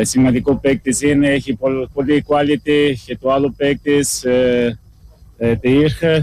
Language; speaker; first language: Greek; non-native, learner; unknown